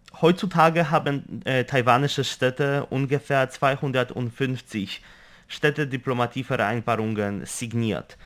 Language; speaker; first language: German; non-native, fluent; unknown